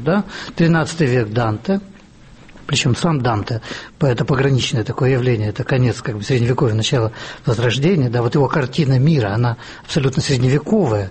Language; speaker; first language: Russian; native; Russian